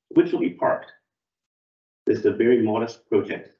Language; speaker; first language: English; native; English